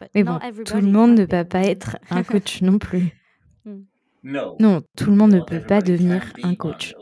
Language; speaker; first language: French; non-native, fluent; Swedish